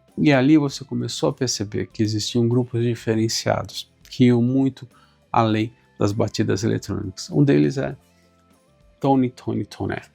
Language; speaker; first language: Portuguese; native; Portuguese